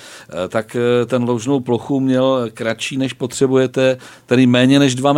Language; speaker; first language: Czech; native; Czech